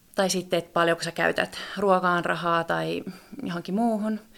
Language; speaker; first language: Finnish; native; Finnish